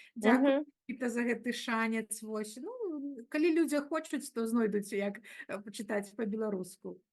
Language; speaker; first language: Belarusian; non-native, local second language; Russian